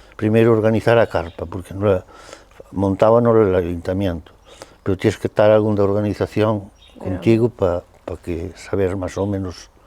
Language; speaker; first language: Galician; native; Galician